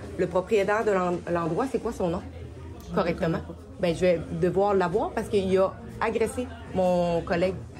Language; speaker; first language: French; native; French